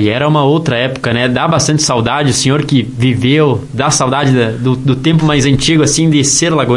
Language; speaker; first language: Portuguese; native; Portuguese